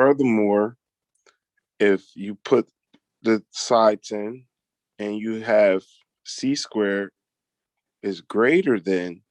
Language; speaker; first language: English; native; English